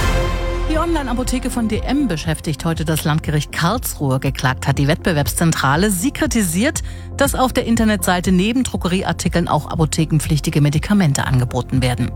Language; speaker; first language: German; native; German